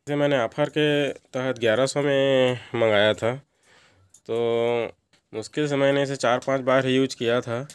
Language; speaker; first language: Hindi; native; Hindi